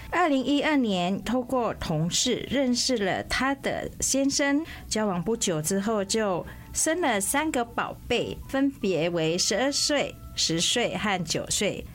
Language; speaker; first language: Chinese; non-native, fluent; Indonesian